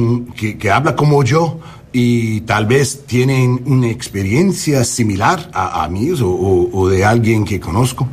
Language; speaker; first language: Spanish; non-native, learner; English